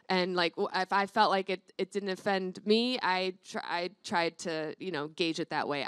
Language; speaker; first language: English; native; English